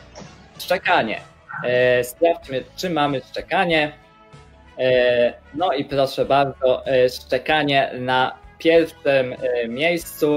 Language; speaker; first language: Polish; native; Polish